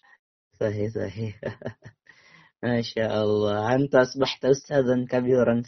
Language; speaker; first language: Arabic; non-native, learner; Indonesian